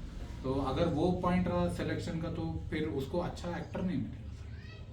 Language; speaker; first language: Hindi; native; Hindi